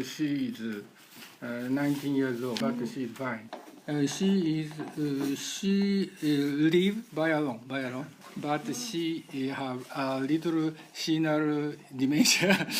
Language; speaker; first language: English; non-native, learner; Japanese